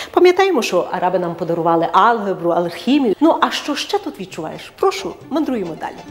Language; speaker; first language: Ukrainian; native; Ukrainian